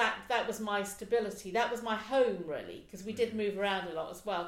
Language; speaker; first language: English; native; English